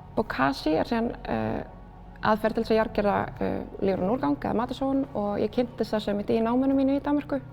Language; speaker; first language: Icelandic; native; Icelandic